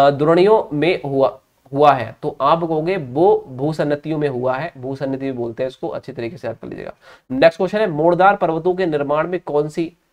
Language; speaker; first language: Hindi; native; Hindi